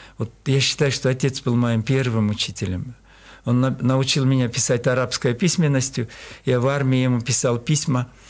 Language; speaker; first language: Russian; non-native, local second language; Kyrgyz